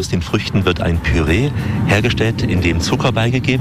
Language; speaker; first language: German; native; German